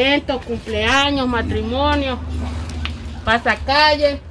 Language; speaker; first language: Spanish; native; Spanish